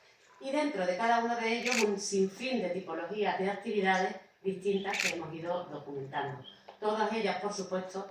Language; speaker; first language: Spanish; native; Spanish